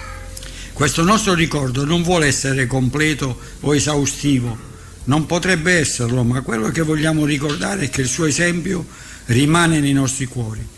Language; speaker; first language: Italian; native; Italian